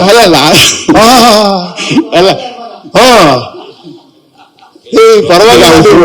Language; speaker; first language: Kannada; native; Kannada